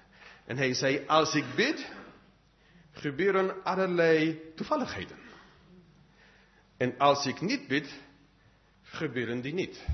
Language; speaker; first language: Dutch; non-native, fluent; English